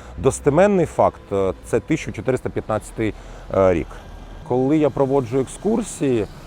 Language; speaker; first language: Ukrainian; non-native, local second language; Russian